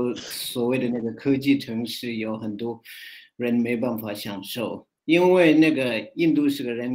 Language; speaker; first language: Chinese; non-native, fluent; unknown